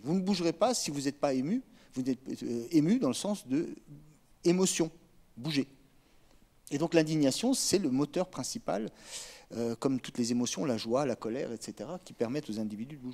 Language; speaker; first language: French; native; French